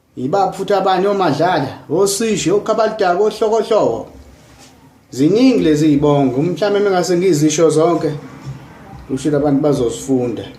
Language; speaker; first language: Zulu; non-native, local second language; English